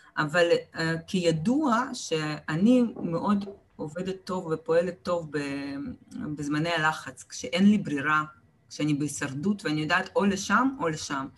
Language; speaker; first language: Hebrew; early bilingual, other home language; Russian